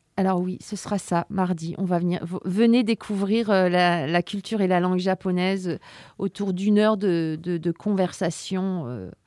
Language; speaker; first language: French; native; French